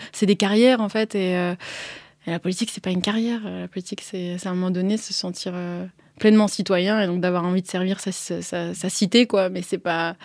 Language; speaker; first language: French; early bilingual, other home language; Arabic